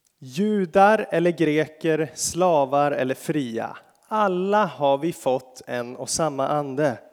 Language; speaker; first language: Swedish; native; Swedish